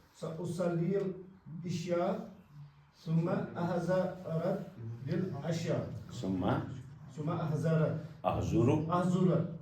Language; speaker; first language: Arabic; non-native, learner; Kashmiri